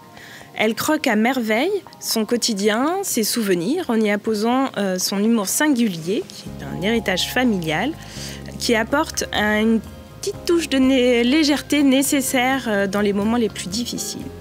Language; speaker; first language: French; native; French